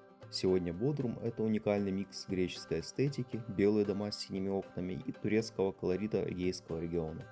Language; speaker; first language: Russian; native; Russian